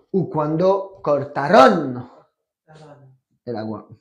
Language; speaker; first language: Spanish; non-native, fluent; French